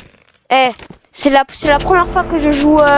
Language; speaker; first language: French; native; French